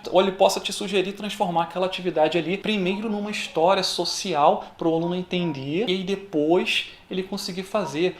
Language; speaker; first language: Portuguese; native; Portuguese